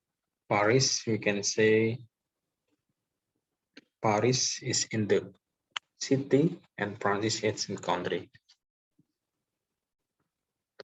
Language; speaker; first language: English; non-native, local second language; Indonesian